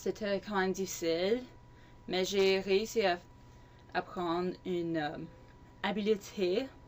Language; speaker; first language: French; non-native, local second language; English